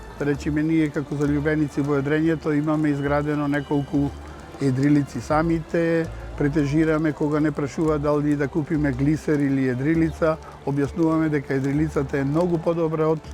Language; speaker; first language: Macedonian; native; Macedonian